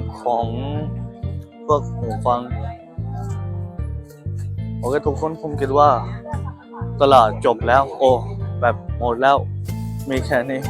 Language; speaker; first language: Thai; non-native, learner; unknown